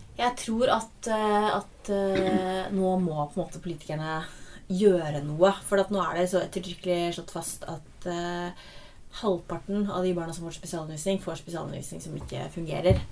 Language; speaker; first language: Norwegian; native; Norwegian